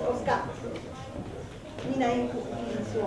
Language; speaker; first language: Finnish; non-native, learner; Spanish